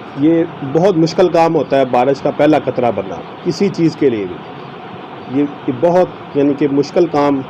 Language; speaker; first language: Urdu; non-native, local second language; Saraiki